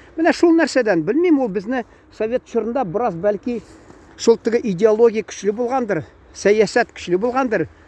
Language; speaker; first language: Tatar; native; Tatar